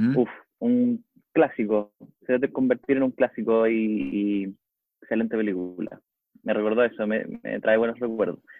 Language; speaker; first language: Spanish; native; Spanish